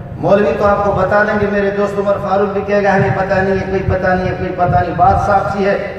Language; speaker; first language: Urdu; non-native, local second language; Brahui